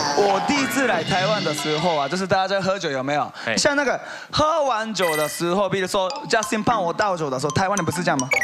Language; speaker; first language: Chinese; non-native, fluent; Japanese